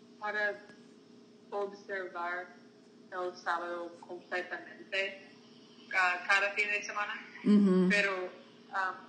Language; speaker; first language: Spanish; non-native, learner; English